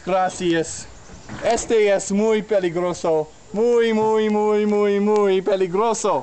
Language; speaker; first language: Spanish; non-native, learner; English